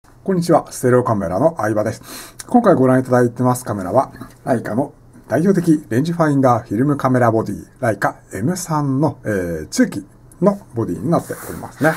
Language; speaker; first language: Japanese; native; Japanese